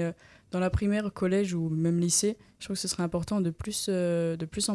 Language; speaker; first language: French; native; French